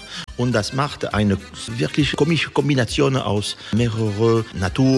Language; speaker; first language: German; non-native, fluent; French